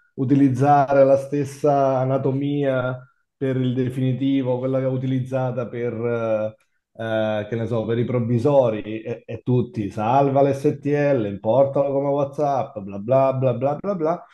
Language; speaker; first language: Italian; native; Italian